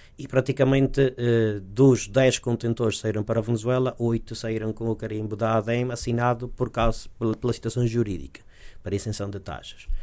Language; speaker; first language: Portuguese; early bilingual, heritage; Portuguese